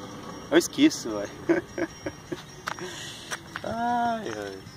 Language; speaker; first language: Portuguese; native; Portuguese